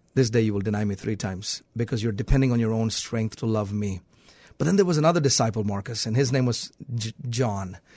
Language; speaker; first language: English; non-native, local second language; Malayalam